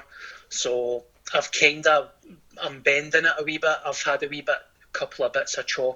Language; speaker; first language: English; native; English